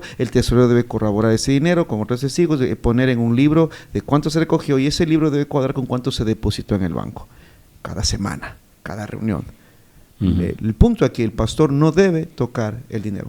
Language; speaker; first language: Spanish; native; Spanish